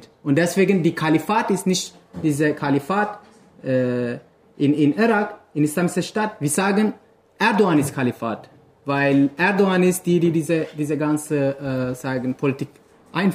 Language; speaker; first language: German; non-native, fluent; Kurdish